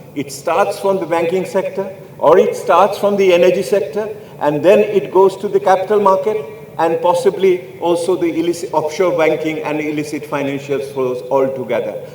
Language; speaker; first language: English; non-native, local second language; Bangla